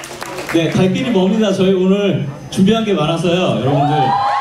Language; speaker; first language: Korean; native; Korean